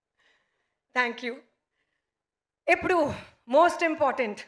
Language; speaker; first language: Telugu; non-native, learner; Hindi